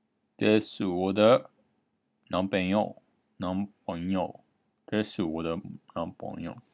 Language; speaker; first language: Chinese; non-native, learner; Japanese